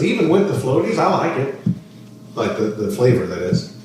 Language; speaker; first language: English; native; English